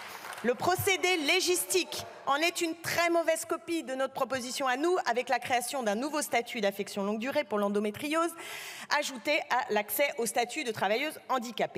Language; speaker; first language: French; native; French